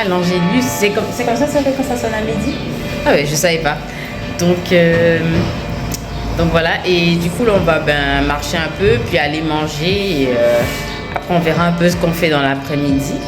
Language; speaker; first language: French; native; French